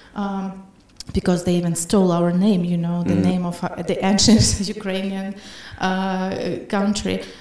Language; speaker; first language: English; non-native, fluent; Ukrainian